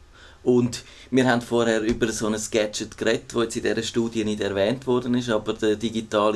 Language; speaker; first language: German; native; German